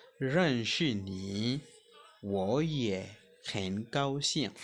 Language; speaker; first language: Chinese; non-native, fluent; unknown